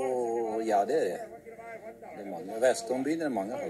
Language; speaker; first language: Norwegian; early bilingual, heritage; Norwegian